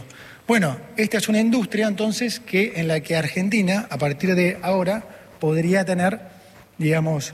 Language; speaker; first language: Spanish; native; Spanish